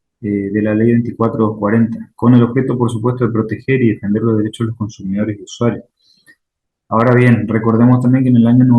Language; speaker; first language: Spanish; native; Spanish